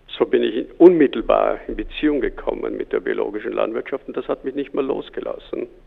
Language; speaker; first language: German; native; German